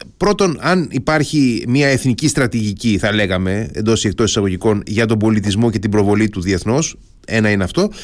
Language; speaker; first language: Greek; native; Greek